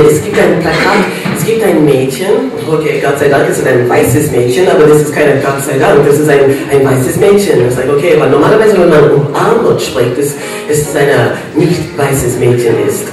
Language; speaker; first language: German; non-native, fluent; English